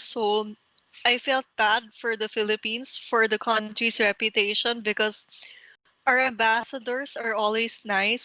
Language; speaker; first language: English; non-native, local second language; Filipino